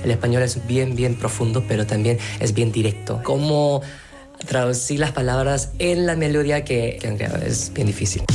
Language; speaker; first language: Spanish; non-native, learner; Korean